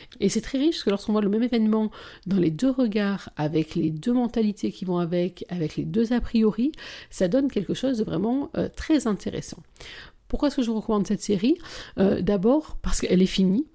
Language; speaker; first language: French; native; French